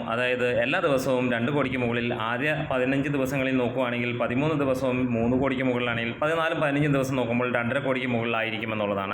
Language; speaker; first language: Malayalam; native; Malayalam